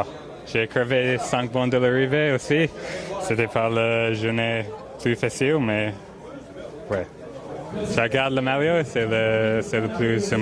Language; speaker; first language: French; non-native, learner; English